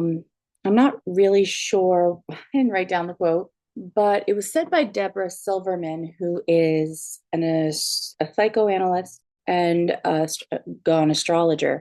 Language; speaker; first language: English; native; English